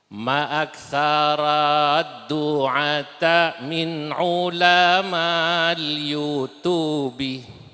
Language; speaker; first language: Arabic; non-native, fluent; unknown